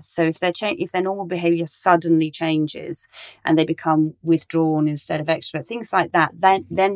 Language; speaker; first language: English; native; English